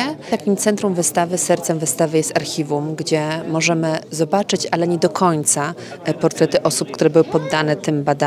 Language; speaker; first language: Polish; native; Polish